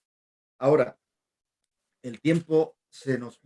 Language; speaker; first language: Spanish; native; Spanish